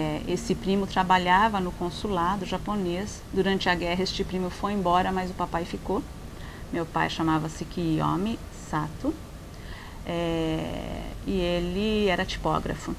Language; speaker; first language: Portuguese; early bilingual, other home language; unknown